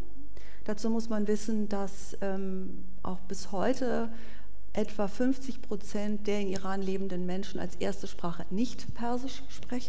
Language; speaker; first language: German; native; German